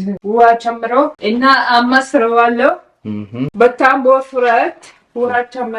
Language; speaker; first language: Amharic; non-native, learner; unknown